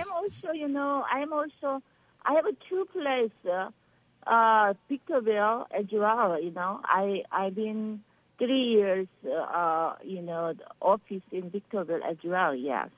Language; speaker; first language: English; non-native, learner; Korean